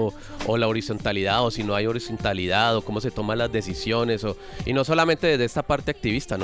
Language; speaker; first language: Spanish; native; Spanish